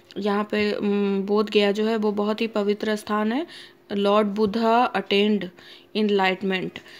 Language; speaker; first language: Hindi; native; Hindi